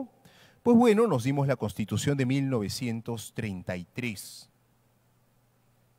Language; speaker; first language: Spanish; native; Spanish